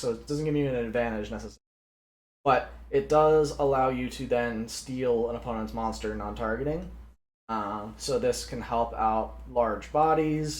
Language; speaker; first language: English; native; English